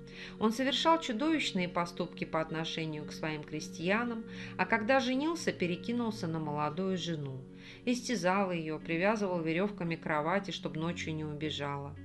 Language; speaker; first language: Russian; native; Russian